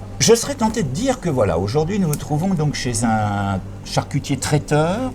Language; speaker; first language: French; native; French